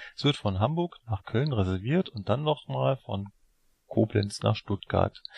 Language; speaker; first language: German; native; German